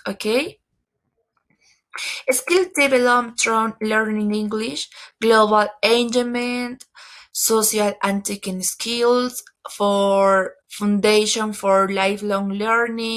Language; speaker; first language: English; non-native, learner; Spanish